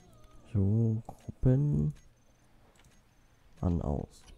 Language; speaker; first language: German; native; German